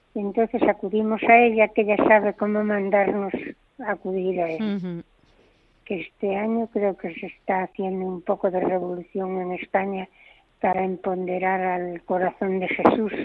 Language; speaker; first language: Spanish; native; Spanish